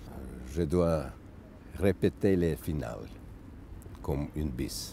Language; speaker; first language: French; non-native, learner; Russian